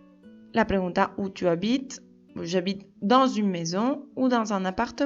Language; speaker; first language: French; non-native, fluent; Spanish